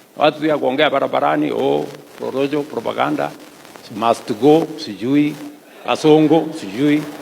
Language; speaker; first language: Swahili; non-native, local second language; Kalenjin